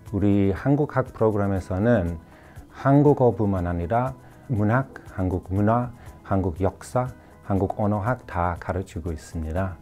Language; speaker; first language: Korean; non-native, fluent; English